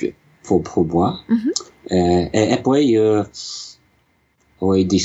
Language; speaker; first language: French; non-native, learner; English